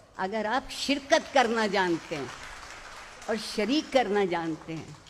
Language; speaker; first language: Urdu; non-native, local second language; Punjabi